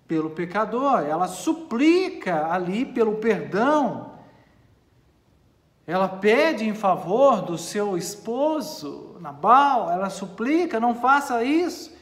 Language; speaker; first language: Portuguese; native; Portuguese